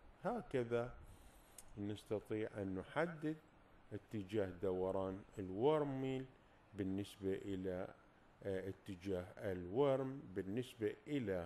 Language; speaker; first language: Arabic; native; Arabic